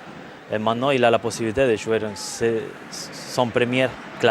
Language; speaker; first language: French; non-native, fluent; Spanish